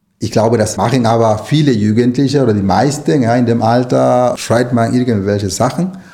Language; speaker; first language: German; non-native, fluent; Spanish